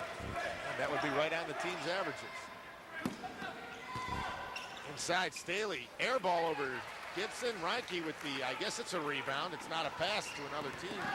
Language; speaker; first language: English; native; English